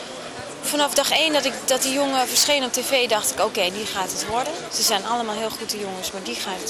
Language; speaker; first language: Dutch; native; Dutch